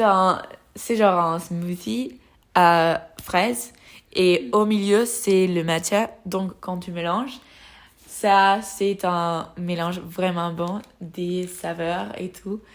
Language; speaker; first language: French; non-native, learner; Spanish